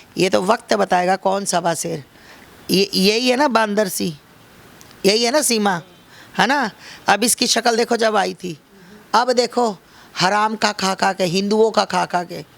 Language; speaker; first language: Hindi; native; Hindi